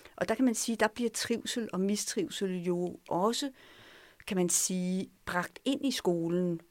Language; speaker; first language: Danish; early bilingual, other home language; French